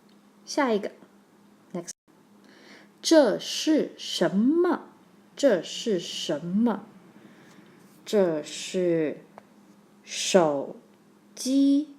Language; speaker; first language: Chinese; non-native, fluent; English